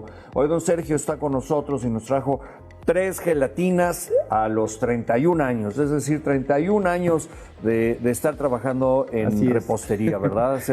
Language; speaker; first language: Spanish; native; Spanish